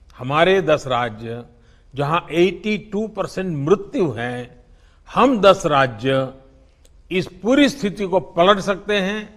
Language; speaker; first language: Hindi; non-native, local second language; Gujarati